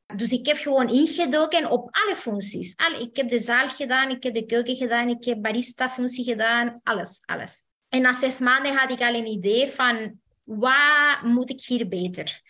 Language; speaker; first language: Dutch; non-native, fluent; Spanish